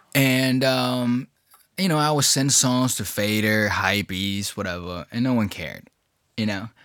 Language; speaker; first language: English; early bilingual, other home language; Chinese